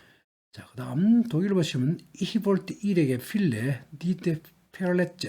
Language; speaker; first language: German; non-native, learner; Korean